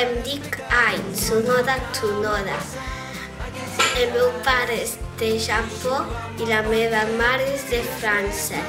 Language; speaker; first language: Catalan; early bilingual, other home language; Japanese